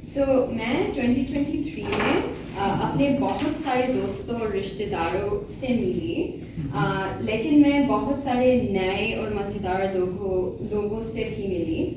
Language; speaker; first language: Hindi; non-native, learner; Bangla